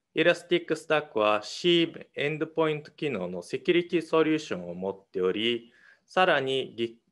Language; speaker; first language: Japanese; non-native, fluent; Mongolian